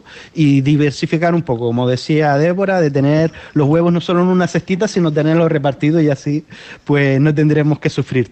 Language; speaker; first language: Spanish; native; Spanish